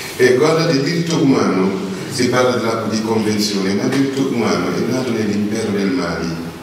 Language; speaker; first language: Italian; non-native, fluent; Wolof